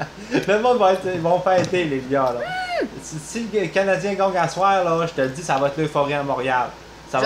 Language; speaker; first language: French; native; French